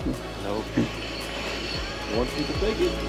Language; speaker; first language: English; non-native, fluent; Dutch